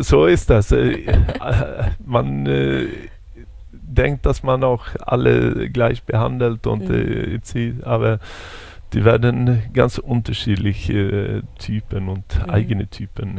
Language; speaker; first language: German; non-native, fluent; Swedish